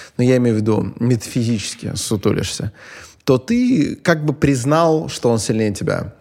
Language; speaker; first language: Russian; native; Russian